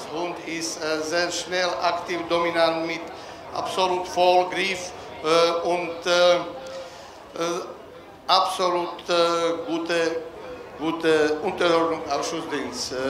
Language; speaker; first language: German; non-native, learner; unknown